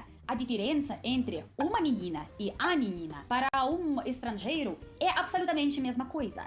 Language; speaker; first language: Portuguese; non-native, fluent; Russian